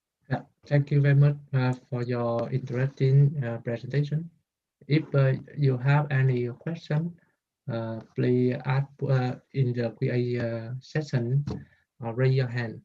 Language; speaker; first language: English; non-native, learner; Vietnamese